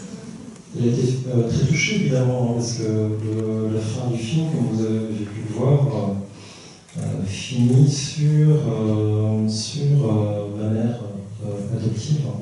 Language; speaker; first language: French; early bilingual, other home language; Korean